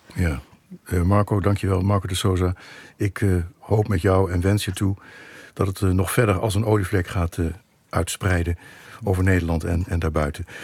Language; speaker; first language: Dutch; native; Dutch